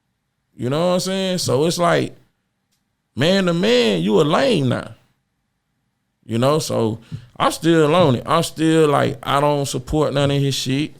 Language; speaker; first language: English; native; English